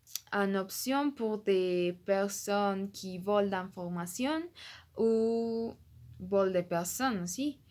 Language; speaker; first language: French; non-native, learner; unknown